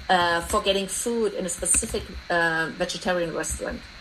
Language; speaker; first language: English; non-native, fluent; German